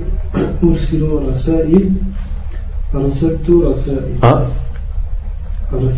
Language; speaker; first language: Arabic; non-native, learner; French